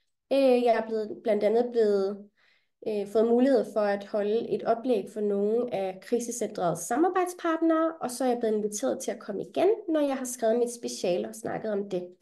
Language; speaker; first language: Danish; native; Danish